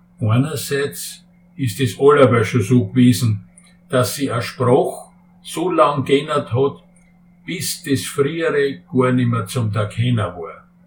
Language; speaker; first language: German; native; German